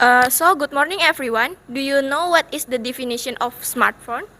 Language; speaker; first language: English; non-native, learner; Indonesian